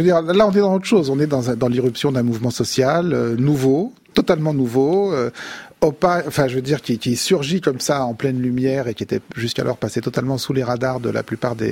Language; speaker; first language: French; native; French